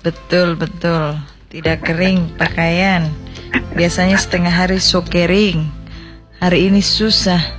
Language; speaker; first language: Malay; non-native, local second language; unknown